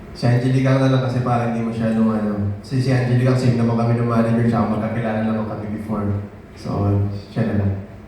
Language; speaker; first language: Filipino; native; Filipino